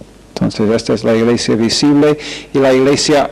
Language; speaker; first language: Spanish; non-native, fluent; English